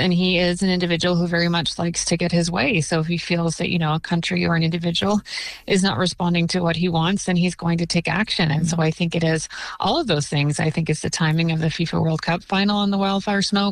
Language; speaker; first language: English; native; English